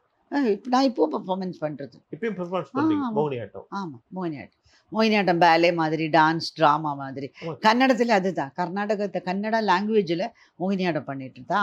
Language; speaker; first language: Tamil; non-native, learner; Malayalam